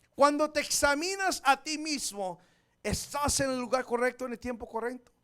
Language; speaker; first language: Spanish; early bilingual, heritage; Spanish